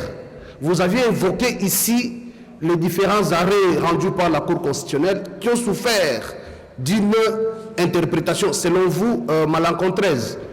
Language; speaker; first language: French; native; French